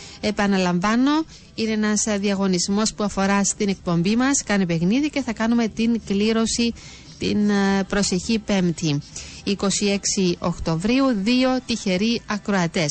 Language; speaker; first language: Greek; native; Greek